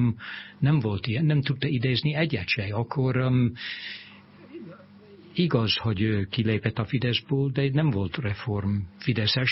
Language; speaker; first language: Hungarian; non-native, fluent; English